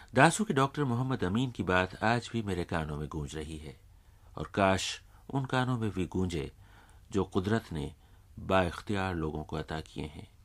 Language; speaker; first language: Urdu; native; Urdu